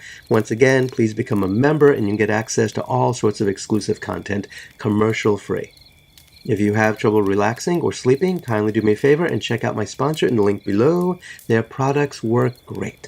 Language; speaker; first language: English; native; English